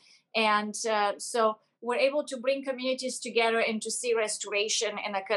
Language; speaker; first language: English; non-native, fluent; Bulgarian